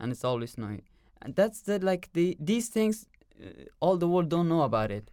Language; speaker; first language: English; non-native, learner; Persian